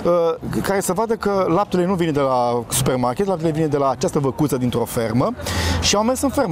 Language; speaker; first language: Romanian; native; Romanian